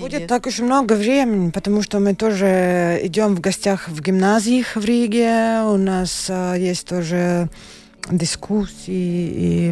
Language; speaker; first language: Russian; non-native, local second language; Latvian